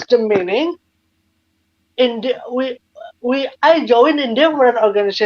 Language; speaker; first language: English; non-native, learner; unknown